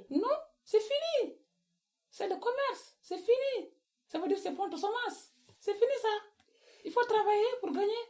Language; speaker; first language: French; non-native, local second language; Wolof